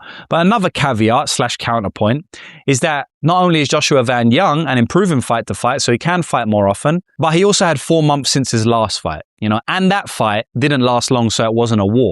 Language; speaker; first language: English; native; English